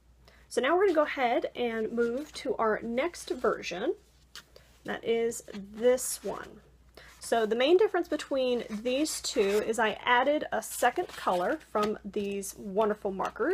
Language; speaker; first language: English; native; English